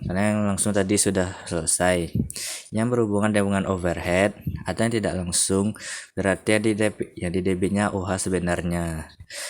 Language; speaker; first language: Indonesian; native; Indonesian